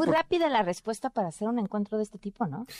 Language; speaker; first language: Spanish; native; Spanish